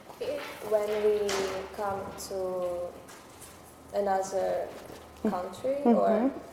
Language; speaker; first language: English; non-native, learner; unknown